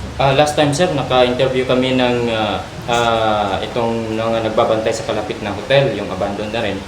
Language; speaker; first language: Filipino; native; Filipino